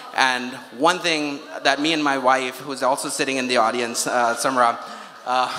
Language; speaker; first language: English; non-native, local second language; Urdu